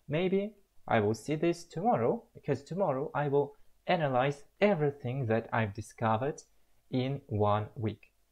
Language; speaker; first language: English; non-native, fluent; Russian